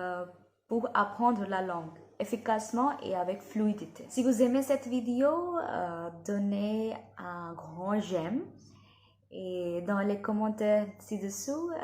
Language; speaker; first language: French; non-native, learner; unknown